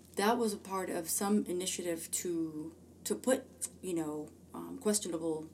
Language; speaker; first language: English; early bilingual, other home language; Amharic